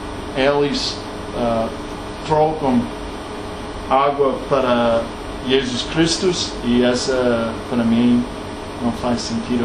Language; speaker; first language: Portuguese; non-native, learner; English